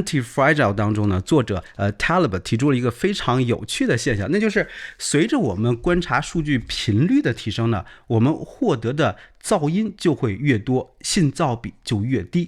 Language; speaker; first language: Chinese; native; Chinese